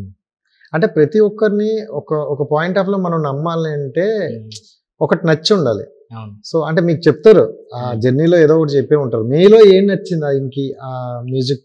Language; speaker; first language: Telugu; native; Telugu